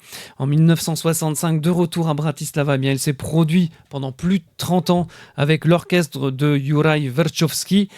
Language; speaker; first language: French; native; French